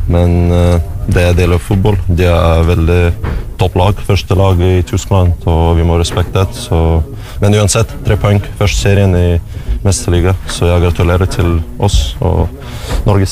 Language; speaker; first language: Norwegian; non-native, fluent; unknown